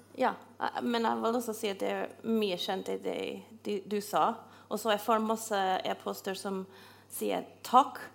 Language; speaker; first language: Norwegian; non-native, fluent; English